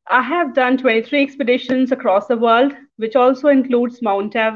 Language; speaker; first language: English; non-native, local second language; Hindi